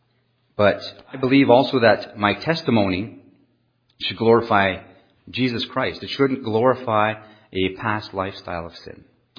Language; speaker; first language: English; non-native, fluent; French